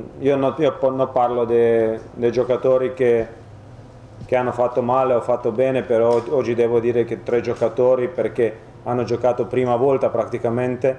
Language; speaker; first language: Italian; non-native, fluent; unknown